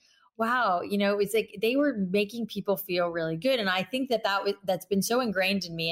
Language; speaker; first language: English; native; English